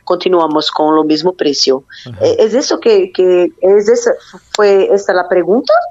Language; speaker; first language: Spanish; non-native, learner; Portuguese